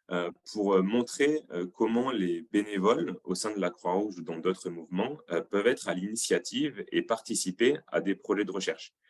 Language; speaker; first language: French; native; French